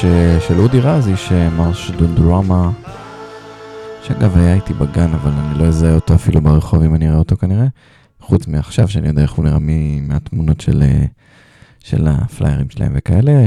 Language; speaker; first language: Hebrew; native; Hebrew